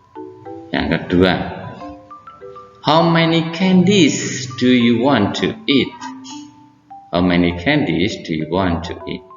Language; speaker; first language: English; non-native, fluent; Indonesian